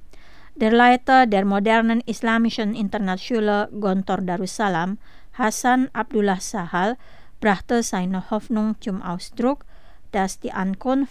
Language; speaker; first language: German; non-native, fluent; Indonesian